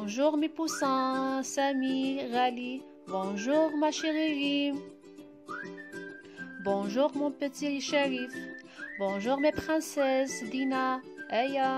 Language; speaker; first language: French; non-native, local second language; Arabic